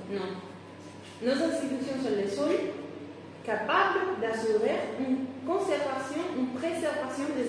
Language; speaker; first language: French; non-native, fluent; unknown